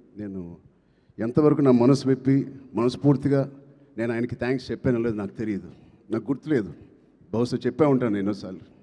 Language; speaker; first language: Telugu; native; Telugu